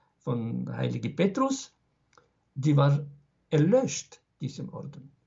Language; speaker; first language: German; non-native, fluent; Arabic